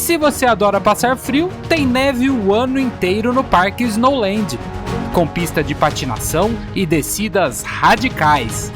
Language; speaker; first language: Portuguese; native; Portuguese